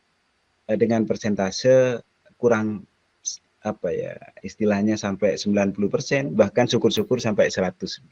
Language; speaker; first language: Indonesian; non-native, local second language; Javanese